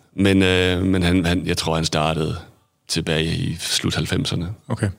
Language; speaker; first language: Danish; native; Danish